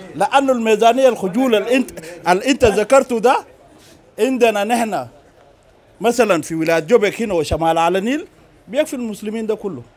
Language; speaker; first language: Arabic; native; Arabic